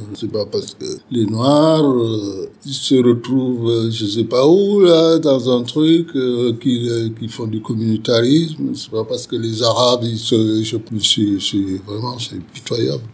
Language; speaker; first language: French; non-native, local second language; Wolof